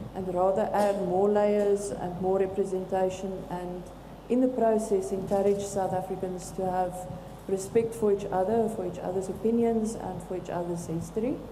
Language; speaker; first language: English; non-native, local second language; Afrikaans